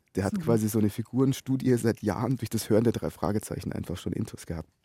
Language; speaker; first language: German; native; German